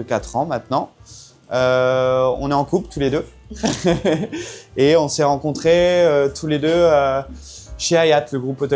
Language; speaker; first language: French; native; French